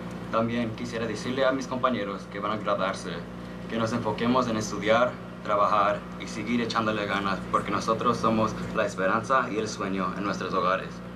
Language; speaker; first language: Spanish; early bilingual, heritage; Spanish